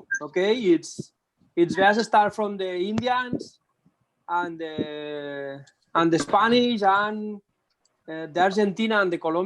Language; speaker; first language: English; non-native, learner; Spanish